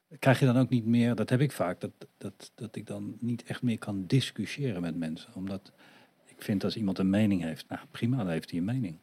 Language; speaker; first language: Dutch; native; Dutch